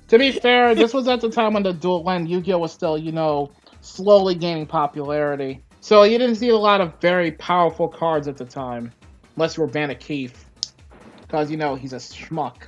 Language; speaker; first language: English; native; English